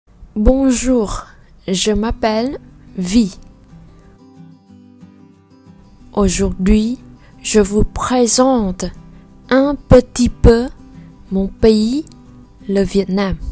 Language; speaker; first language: French; non-native, learner; Vietnamese